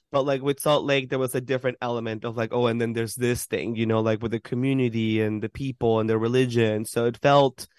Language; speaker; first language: English; early bilingual, other home language; Spanish